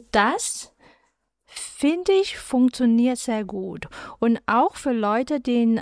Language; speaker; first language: German; non-native, fluent; Chinese